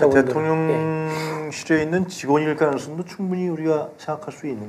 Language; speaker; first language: Korean; native; Korean